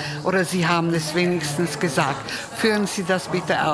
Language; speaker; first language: German; non-native, fluent; Czech